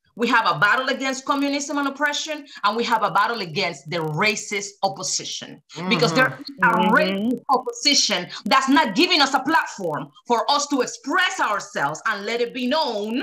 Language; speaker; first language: English; early bilingual, other home language; Spanish